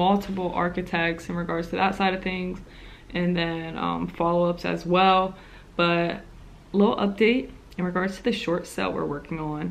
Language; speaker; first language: English; native; English